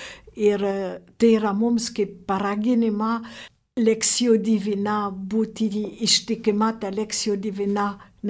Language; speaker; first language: Lithuanian; non-native, fluent; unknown